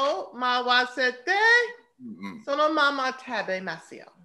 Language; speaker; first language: Japanese; non-native, learner; English